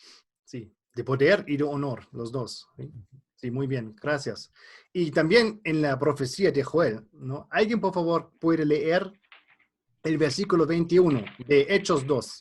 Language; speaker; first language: Spanish; non-native, fluent; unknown